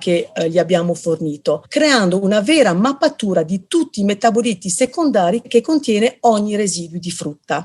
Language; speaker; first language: Italian; native; Italian